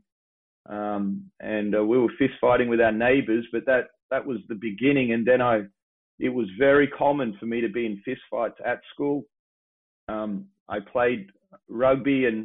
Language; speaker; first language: English; native; English